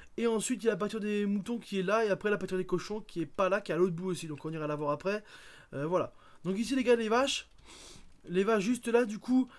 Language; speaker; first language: French; native; French